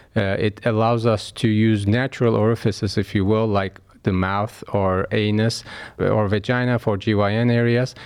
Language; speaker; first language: English; non-native, fluent; Turkish